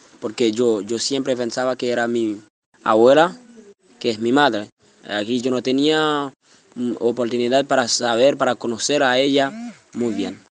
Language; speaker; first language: Spanish; non-native, learner; Haitian Creole